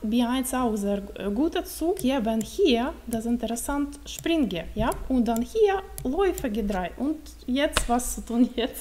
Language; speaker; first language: German; non-native, learner; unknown